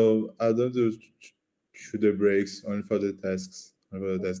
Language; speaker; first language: English; non-native, learner; Portuguese